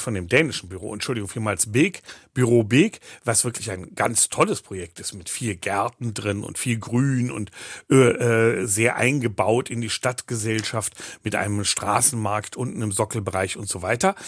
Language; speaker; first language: German; native; German